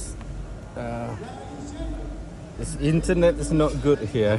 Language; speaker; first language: English; non-native, learner; Indonesian